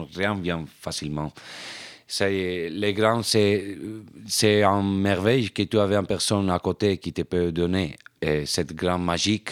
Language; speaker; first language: French; non-native, fluent; Spanish